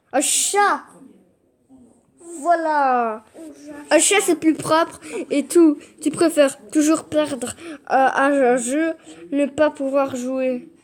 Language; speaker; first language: French; native; French